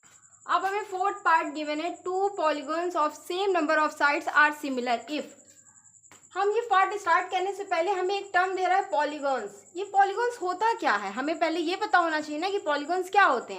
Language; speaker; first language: Hindi; native; Hindi